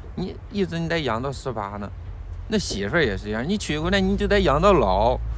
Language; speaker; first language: Chinese; native; Chinese